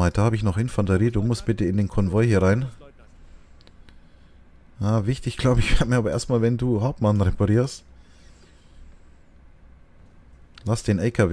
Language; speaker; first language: German; native; German